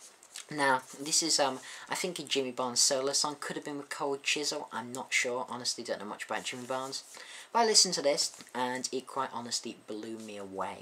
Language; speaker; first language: English; native; English